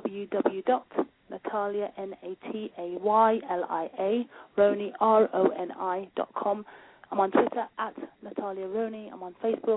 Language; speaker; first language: English; native; English